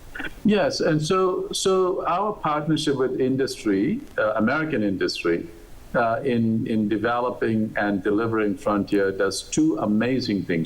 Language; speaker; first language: English; non-native, local second language; Malayalam